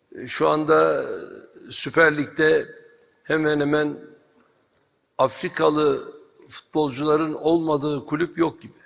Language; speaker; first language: Turkish; native; Turkish